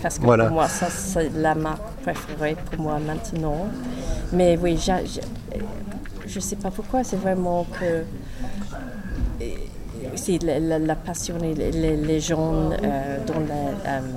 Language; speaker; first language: French; non-native, learner; English